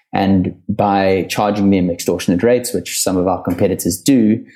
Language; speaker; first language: English; native; English